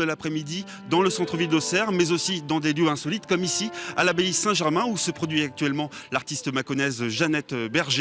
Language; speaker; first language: French; native; French